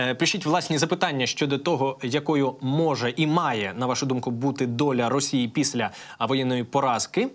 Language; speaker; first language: Ukrainian; native; Ukrainian